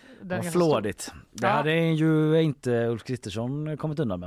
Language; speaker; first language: Swedish; native; Swedish